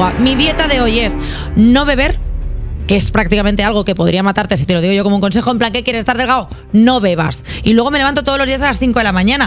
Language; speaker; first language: Spanish; native; Spanish